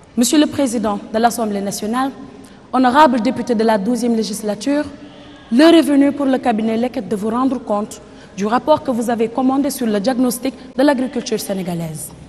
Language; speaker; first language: French; non-native, local second language; Wolof